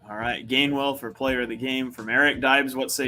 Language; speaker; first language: English; native; English